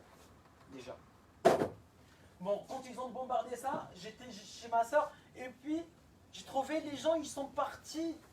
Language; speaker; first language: French; non-native, fluent; Arabic